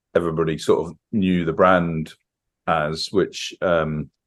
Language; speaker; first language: English; native; English